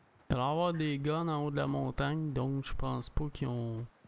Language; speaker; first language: French; native; French